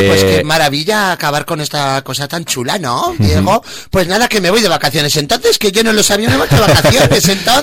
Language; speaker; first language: Spanish; native; Spanish